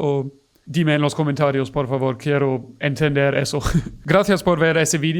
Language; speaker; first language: Spanish; non-native, fluent; German